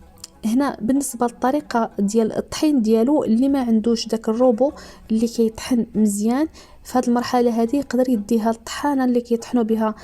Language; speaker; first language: Arabic; native; Arabic